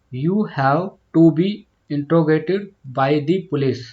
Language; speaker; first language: English; non-native, local second language; Hindi